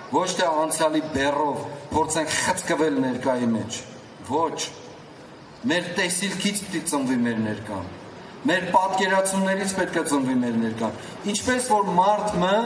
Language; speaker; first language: Armenian; native; Armenian